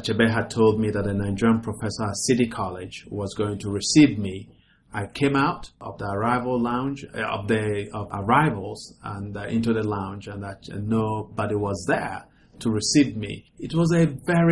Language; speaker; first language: English; non-native, local second language; Igbo